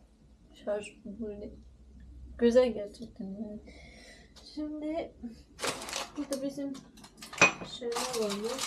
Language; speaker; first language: Turkish; non-native, learner; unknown